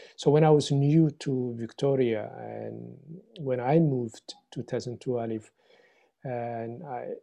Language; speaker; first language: English; non-native, fluent; Somali